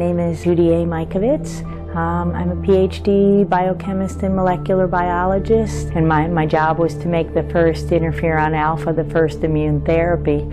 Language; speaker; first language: English; native; English